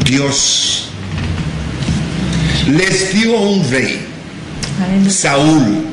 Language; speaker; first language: Spanish; non-native, local second language; English